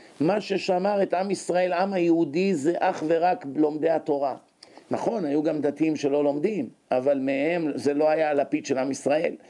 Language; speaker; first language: Hebrew; native; Hebrew